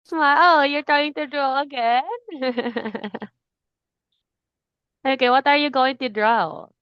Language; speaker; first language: English; non-native, local second language; Cebuano